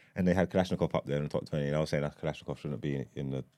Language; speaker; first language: English; native; English